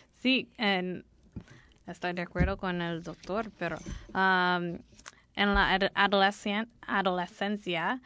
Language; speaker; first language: Spanish; non-native, learner; English